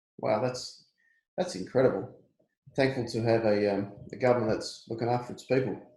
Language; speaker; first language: English; native; English